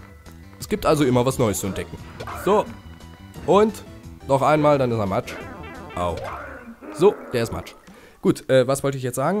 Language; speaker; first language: German; native; German